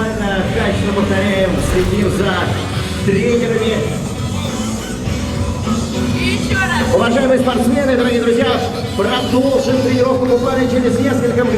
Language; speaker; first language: Russian; native; Russian